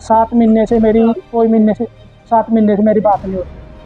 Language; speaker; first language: Hindi; native; Hindi